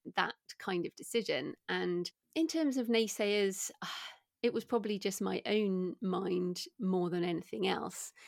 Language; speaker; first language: English; native; English